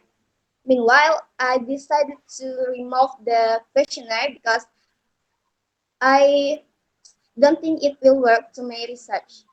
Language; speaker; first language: English; non-native, learner; Indonesian